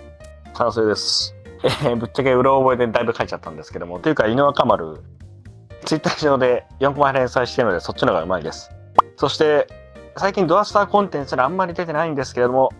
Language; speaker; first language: Japanese; native; Japanese